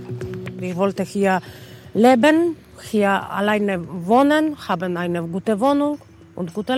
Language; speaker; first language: German; non-native, learner; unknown